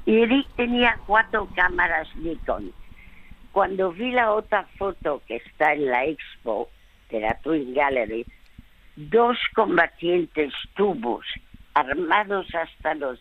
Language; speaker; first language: Spanish; native; Spanish